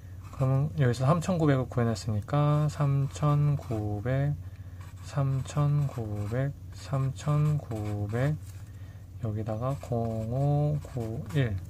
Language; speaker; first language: Korean; native; Korean